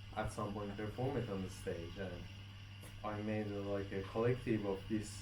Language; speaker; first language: English; non-native, fluent; Persian